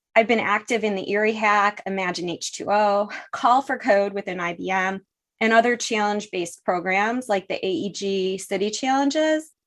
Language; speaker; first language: English; native; English